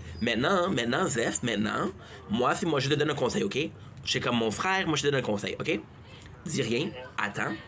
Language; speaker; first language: French; native; French